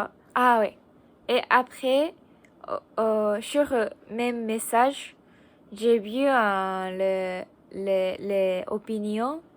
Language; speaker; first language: French; non-native, learner; Japanese